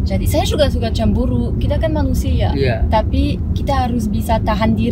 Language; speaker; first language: Indonesian; non-native, fluent; French